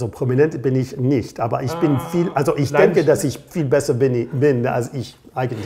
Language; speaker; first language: German; non-native, fluent; English